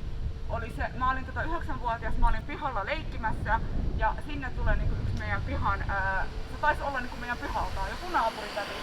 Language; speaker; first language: Finnish; early bilingual, other home language; Somali